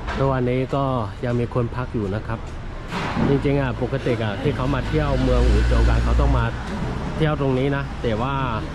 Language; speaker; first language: Thai; non-native, fluent; Chinese